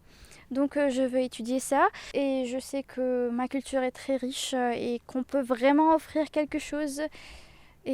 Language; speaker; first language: French; non-native, local second language; Arabic